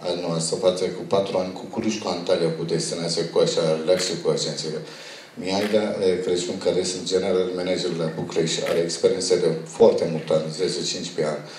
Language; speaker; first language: Romanian; non-native, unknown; Turkish